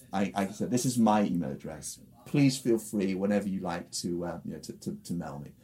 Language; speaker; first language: English; native; English